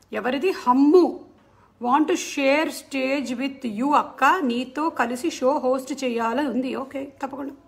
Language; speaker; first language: Telugu; non-native, local second language; Malayalam